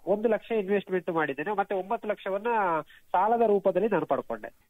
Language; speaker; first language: Kannada; native; Kannada